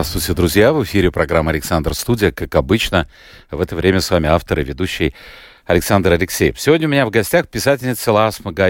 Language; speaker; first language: Russian; native; Russian